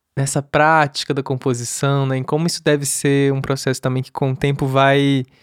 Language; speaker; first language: Portuguese; native; Portuguese